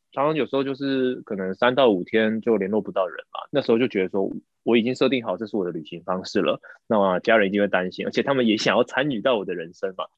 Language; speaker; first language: Chinese; native; Chinese